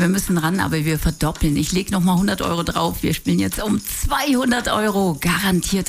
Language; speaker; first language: German; native; German